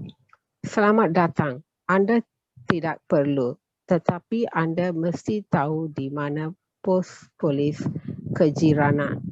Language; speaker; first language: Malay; non-native, learner; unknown